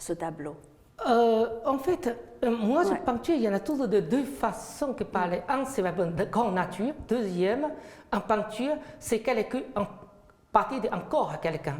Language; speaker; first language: French; non-native, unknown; Chinese